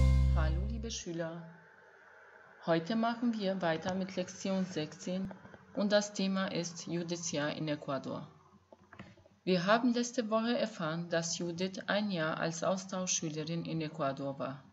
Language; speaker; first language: German; non-native, fluent; Albanian